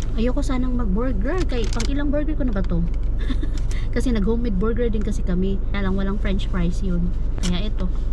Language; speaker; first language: Filipino; non-native, local second language; Cebuano